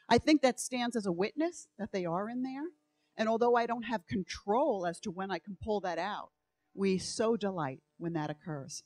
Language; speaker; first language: English; native; English